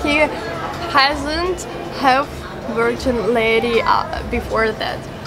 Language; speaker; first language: English; non-native, learner; Ukrainian